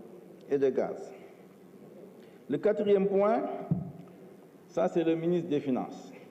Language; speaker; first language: French; non-native, local second language; Wolof